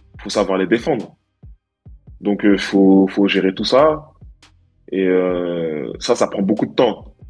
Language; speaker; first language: French; native; French